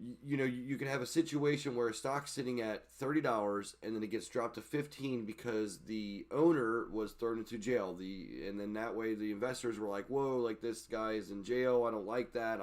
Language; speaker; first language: English; native; English